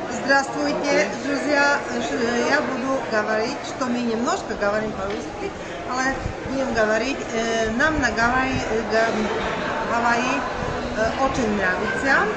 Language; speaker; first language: Russian; non-native, learner; Slovak